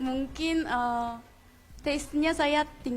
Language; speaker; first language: Indonesian; non-native, fluent; Korean